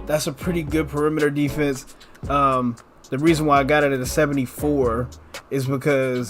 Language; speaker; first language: English; native; English